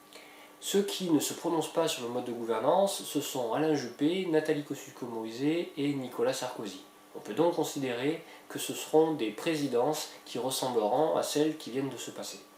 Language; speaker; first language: French; native; French